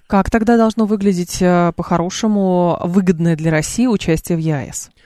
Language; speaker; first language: Russian; native; Russian